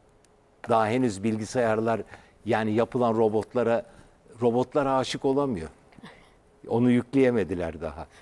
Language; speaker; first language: Turkish; native; Turkish